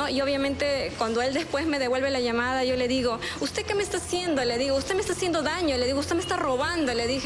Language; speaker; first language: Spanish; native; Spanish